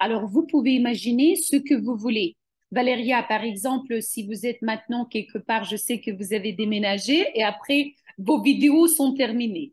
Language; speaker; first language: French; non-native, fluent; Ukrainian